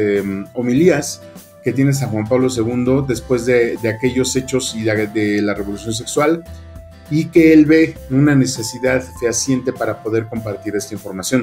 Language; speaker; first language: Spanish; native; Spanish